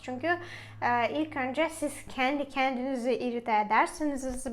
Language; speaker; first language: Turkish; non-native, fluent; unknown